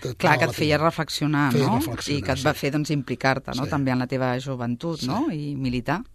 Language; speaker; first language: Catalan; native; Catalan